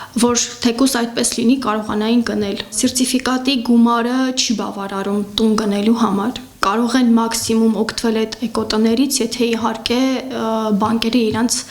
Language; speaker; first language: Armenian; native; Armenian